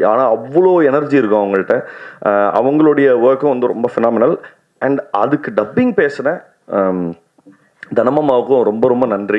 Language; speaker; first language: Tamil; native; Tamil